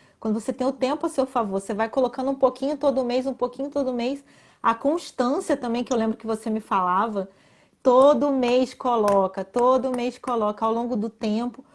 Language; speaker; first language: Portuguese; native; Portuguese